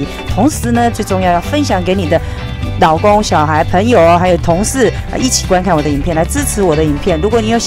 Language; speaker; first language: Chinese; native; Chinese